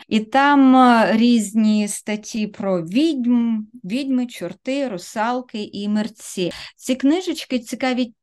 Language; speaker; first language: Ukrainian; native; Ukrainian